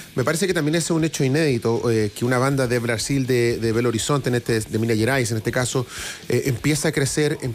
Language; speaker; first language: Spanish; native; Spanish